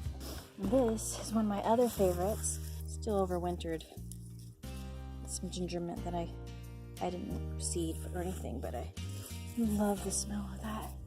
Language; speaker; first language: English; native; English